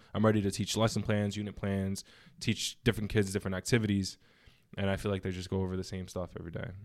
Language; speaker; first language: English; native; English